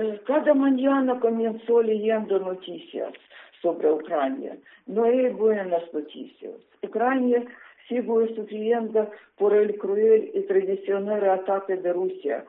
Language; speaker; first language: Spanish; non-native, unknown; Ukrainian